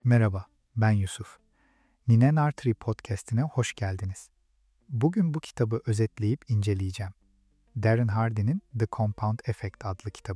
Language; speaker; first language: Turkish; native; Turkish